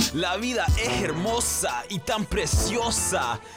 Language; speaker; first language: Spanish; early bilingual, heritage; Spanish